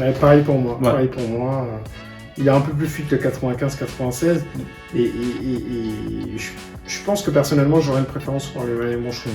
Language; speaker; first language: French; native; French